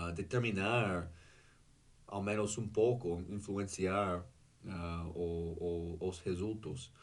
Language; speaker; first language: Portuguese; non-native, learner; English